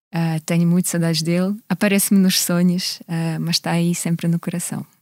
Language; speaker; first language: Portuguese; non-native, fluent; Russian